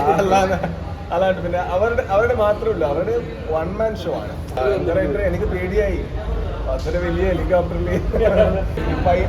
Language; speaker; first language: Malayalam; non-native, learner; Kannada